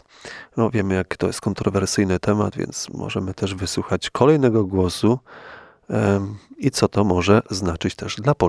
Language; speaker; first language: Polish; native; Polish